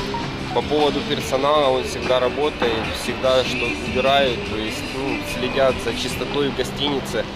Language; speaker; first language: Russian; native; Russian